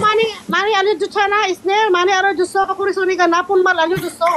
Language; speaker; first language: Korean; non-native, learner; Filipino